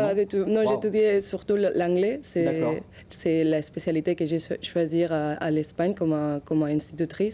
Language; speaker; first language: French; non-native, learner; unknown